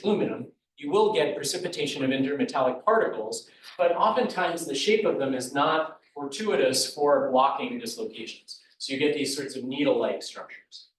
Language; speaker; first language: English; native; English